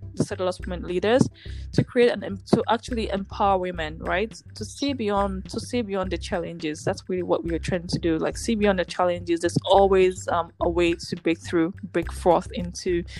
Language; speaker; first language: English; non-native, local second language; Yoruba